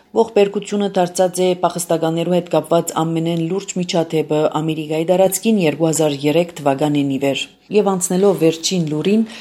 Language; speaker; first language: Armenian; early bilingual, heritage; Armenian